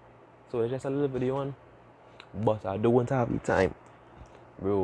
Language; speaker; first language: English; native; English